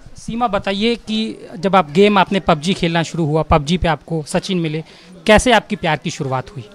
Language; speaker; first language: Hindi; native; Hindi